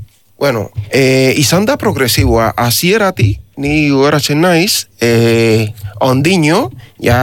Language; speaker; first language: Basque; non-native, learner; Spanish